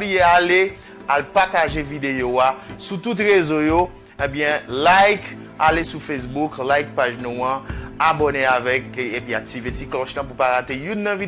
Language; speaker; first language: French; non-native, local second language; Haitian Creole